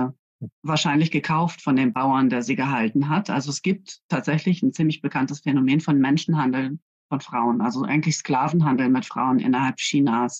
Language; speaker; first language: German; native; German